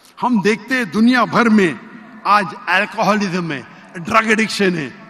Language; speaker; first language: Urdu; non-native, local second language; Konkani